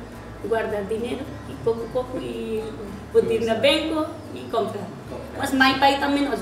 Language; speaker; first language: Portuguese; non-native, learner; Nepali